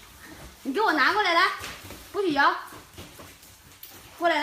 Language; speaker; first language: Chinese; native; Chinese